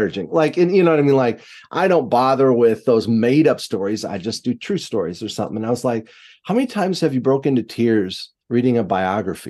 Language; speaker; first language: English; native; English